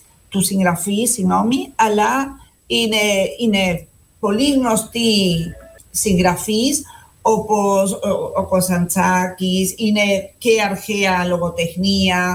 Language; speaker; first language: Greek; non-native, fluent; Spanish